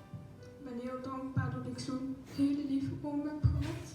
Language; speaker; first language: Dutch; early bilingual, other home language; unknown